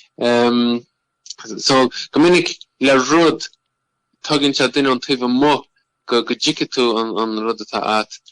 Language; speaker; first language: Irish; native; Irish